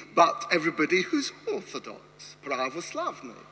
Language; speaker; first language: English; native; English